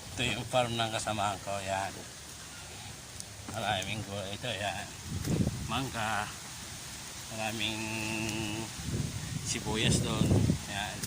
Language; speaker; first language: Filipino; native; Filipino